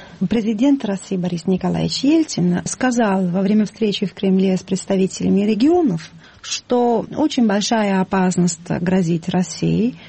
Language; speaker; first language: Russian; non-native, fluent; Italian